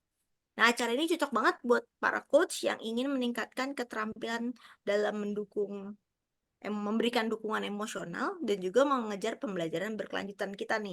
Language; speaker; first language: Indonesian; native; Indonesian